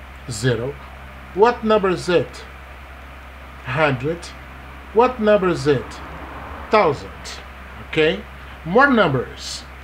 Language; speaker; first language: English; non-native, fluent; Portuguese